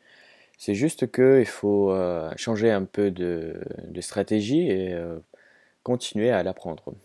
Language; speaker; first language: French; non-native, fluent; Russian